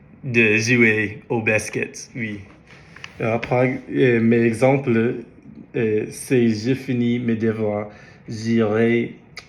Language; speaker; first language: French; non-native, learner; English